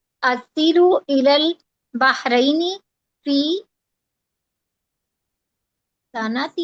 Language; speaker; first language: Arabic; non-native, learner; Urdu